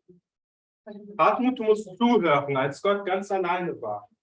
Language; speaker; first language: German; native; German